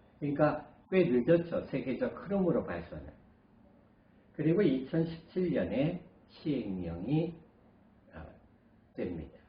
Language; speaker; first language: Korean; native; Korean